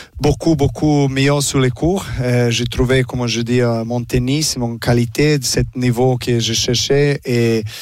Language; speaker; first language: French; non-native, learner; Serbian